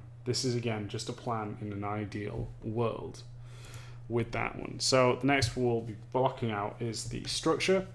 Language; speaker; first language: English; native; English